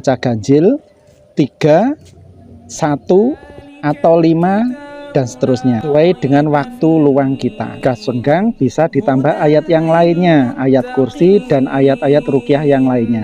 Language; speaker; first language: Indonesian; native; Indonesian